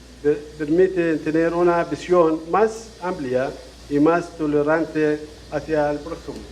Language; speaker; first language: Spanish; non-native, fluent; Arabic